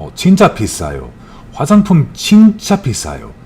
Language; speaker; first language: Korean; non-native, learner; English